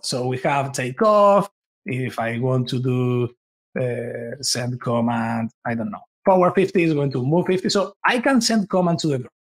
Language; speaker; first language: English; non-native, fluent; Spanish